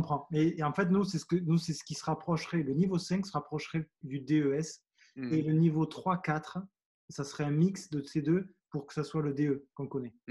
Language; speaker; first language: French; native; French